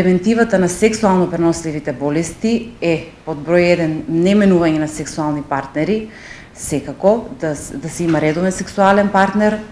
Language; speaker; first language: Macedonian; native; Macedonian